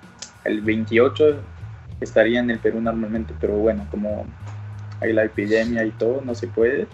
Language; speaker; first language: Spanish; early bilingual, other home language; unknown